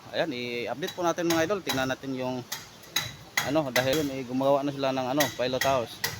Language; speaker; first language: Filipino; native; Filipino